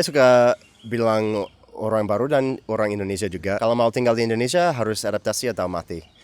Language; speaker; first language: Indonesian; non-native, fluent; English